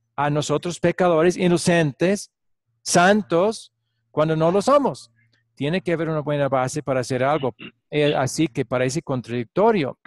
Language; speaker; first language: Spanish; non-native, fluent; English